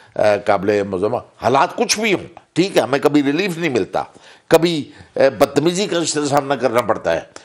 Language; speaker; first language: Urdu; native; Urdu